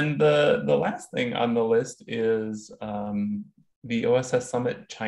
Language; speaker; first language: English; native; English